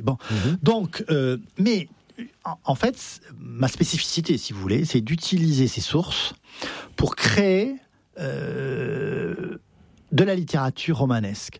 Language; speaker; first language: French; native; French